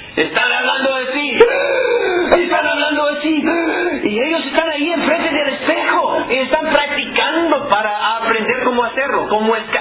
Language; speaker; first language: Spanish; non-native, fluent; English